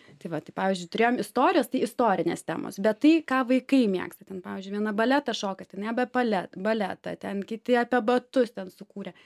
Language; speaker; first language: Lithuanian; native; Lithuanian